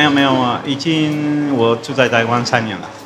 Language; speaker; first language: Chinese; non-native, learner; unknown